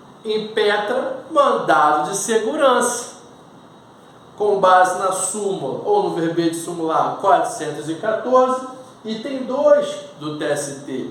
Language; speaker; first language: Portuguese; native; Portuguese